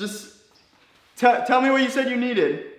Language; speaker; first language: English; native; English